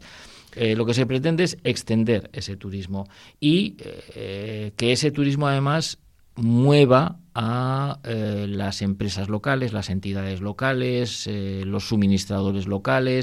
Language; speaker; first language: Spanish; native; Spanish